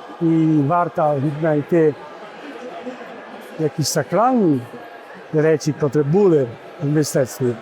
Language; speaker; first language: Ukrainian; early bilingual, heritage; Polish